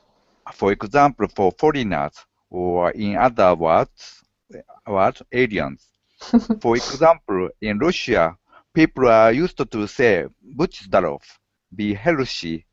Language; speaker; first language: English; non-native, learner; Japanese